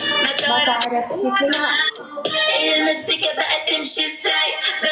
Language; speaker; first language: Arabic; native; Arabic